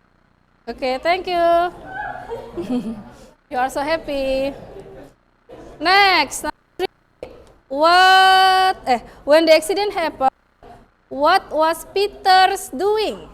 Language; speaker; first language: English; non-native, fluent; Indonesian